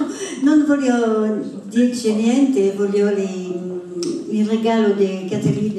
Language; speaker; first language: Italian; non-native, learner; French